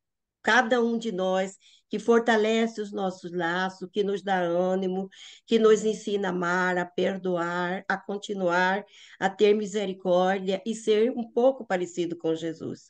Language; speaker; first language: Portuguese; native; Portuguese